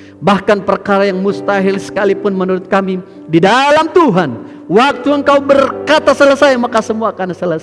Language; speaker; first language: Indonesian; native; Indonesian